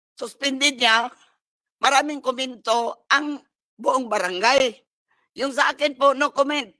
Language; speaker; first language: Filipino; non-native, local second language; Cebuano